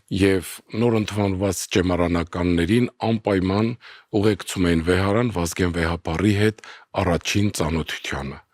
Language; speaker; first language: Armenian; early bilingual, heritage; Armenian